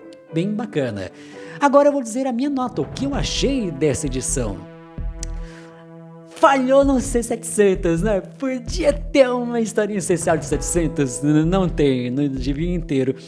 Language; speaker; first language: Portuguese; native; Portuguese